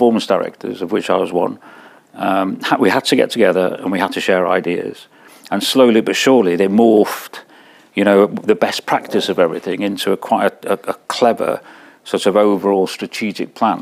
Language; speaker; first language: English; native; English